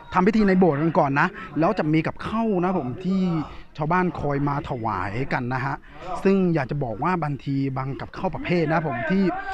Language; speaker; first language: Thai; non-native, local second language; Akha